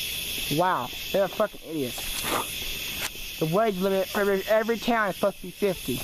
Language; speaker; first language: English; native; English